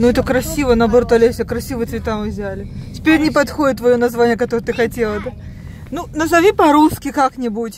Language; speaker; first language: Russian; native; Russian